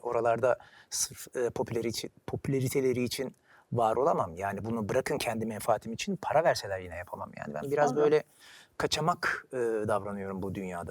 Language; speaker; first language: Turkish; native; Turkish